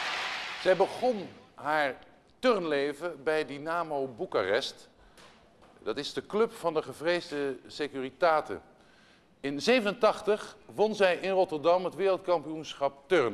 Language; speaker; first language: Dutch; native; Dutch